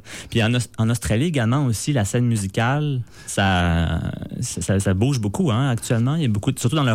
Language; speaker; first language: French; native; French